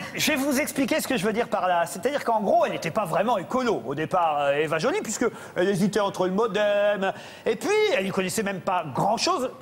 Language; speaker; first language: French; native; French